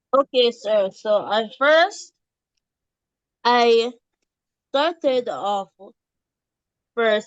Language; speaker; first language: English; native; English